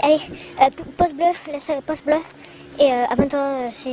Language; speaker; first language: French; native; French